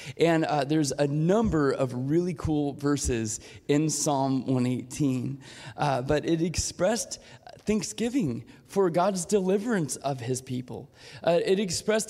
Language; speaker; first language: English; native; English